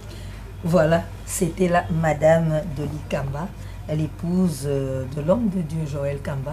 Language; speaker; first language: French; non-native, local second language; Lingala